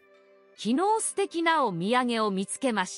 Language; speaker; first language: Japanese; non-native, learner; English